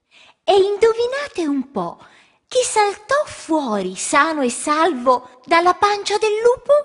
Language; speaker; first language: Italian; native; Italian